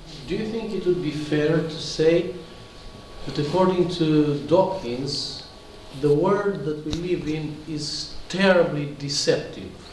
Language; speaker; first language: English; non-native, fluent; Romanian